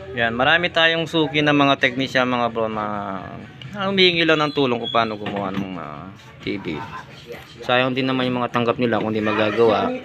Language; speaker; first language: Filipino; non-native, local second language; Pampanga